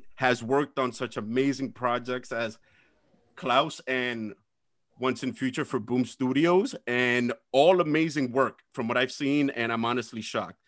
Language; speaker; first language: English; early bilingual, other home language; Spanish